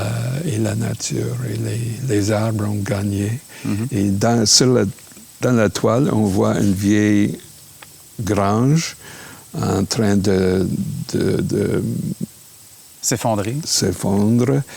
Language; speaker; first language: French; non-native, local second language; English